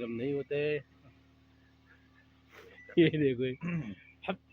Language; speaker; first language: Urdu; non-native, local second language; Pashto